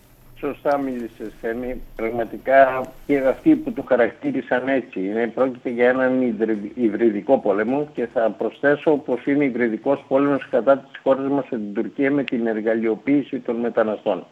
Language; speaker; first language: Greek; native; Greek